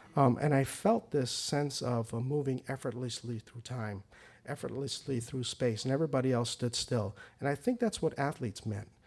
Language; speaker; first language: English; early bilingual, other home language; Persian